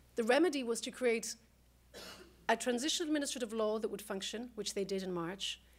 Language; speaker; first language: English; native; English